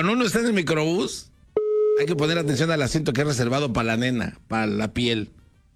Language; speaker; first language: Spanish; native; Spanish